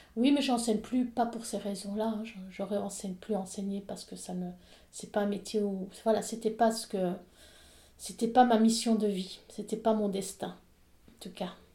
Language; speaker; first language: French; native; French